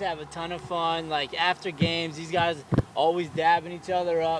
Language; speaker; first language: English; native; English